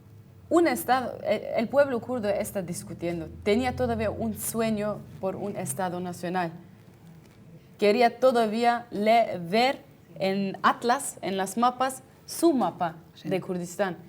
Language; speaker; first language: Spanish; non-native, fluent; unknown